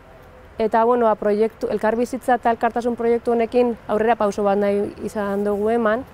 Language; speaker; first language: Basque; native; Basque